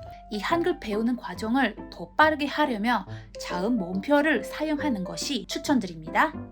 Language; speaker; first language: Korean; non-native, learner; Indonesian